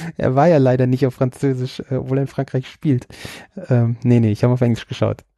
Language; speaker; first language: German; native; German